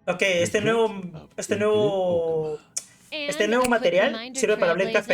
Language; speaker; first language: Spanish; native; Spanish